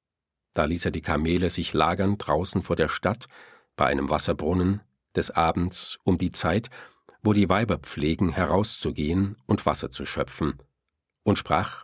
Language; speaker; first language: German; native; German